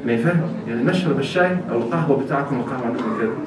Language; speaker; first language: Arabic; non-native, fluent; English